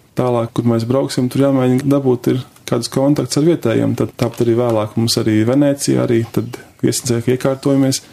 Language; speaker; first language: Latvian; native; Latvian